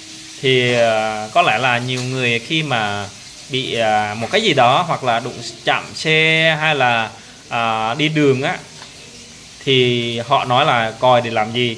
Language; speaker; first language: Vietnamese; non-native, local second language; Jarai